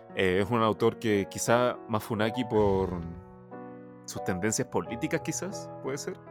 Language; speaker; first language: Spanish; early bilingual, other home language; Chinese